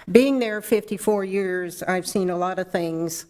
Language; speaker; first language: English; native; English